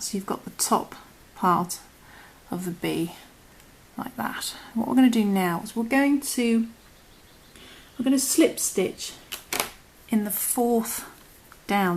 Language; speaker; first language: English; native; English